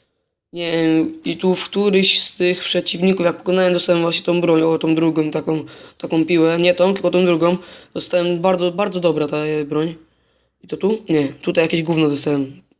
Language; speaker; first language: Polish; native; Polish